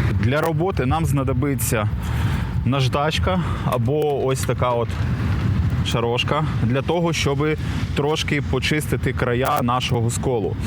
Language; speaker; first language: Ukrainian; native; Ukrainian